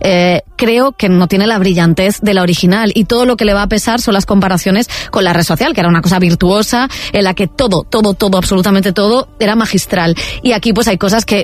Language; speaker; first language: Spanish; native; Spanish